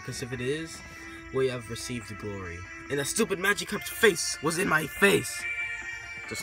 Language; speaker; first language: English; native; English